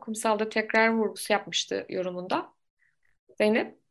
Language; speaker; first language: Turkish; native; Turkish